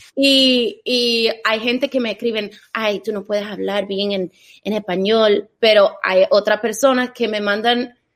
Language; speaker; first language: Spanish; non-native, fluent; English